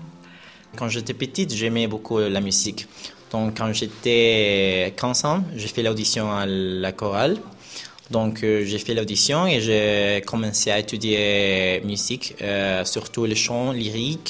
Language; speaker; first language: French; non-native, learner; Spanish